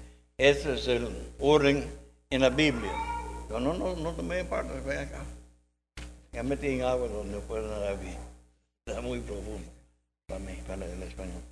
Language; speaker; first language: Spanish; non-native, learner; English